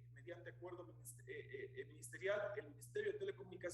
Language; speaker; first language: Spanish; native; Spanish